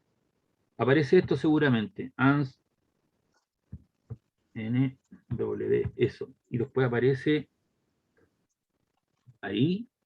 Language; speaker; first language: Spanish; native; Spanish